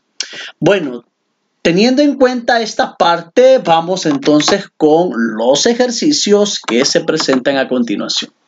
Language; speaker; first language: Spanish; native; Spanish